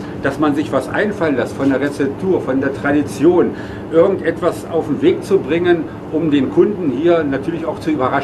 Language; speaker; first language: German; native; German